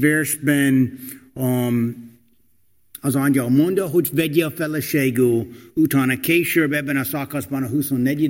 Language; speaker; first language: Hungarian; non-native, fluent; English